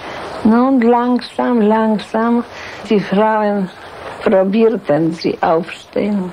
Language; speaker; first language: German; non-native, fluent; Polish